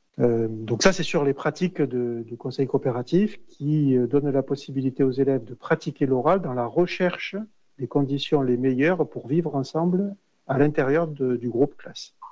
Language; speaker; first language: French; native; French